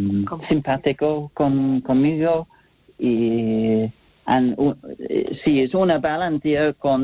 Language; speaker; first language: Spanish; non-native, learner; English